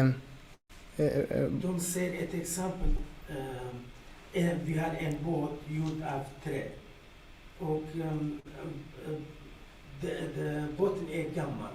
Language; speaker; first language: Swedish; non-native, learner; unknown